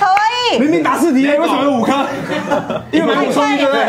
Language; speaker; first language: Chinese; native; Chinese